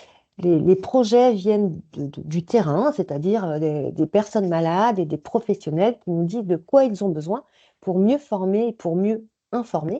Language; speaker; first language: French; native; French